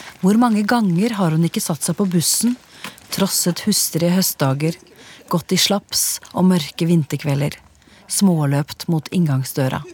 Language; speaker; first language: Norwegian; native; Norwegian